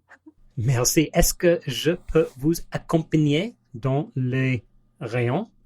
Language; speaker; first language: French; non-native, learner; English